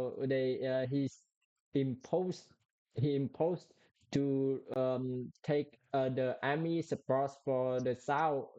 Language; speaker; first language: English; non-native, learner; Vietnamese